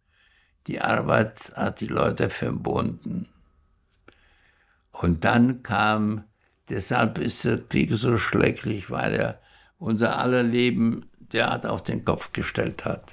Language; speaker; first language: German; early bilingual, heritage; German